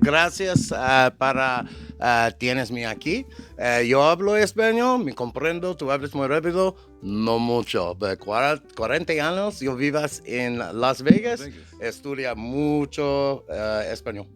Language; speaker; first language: Spanish; non-native, learner; English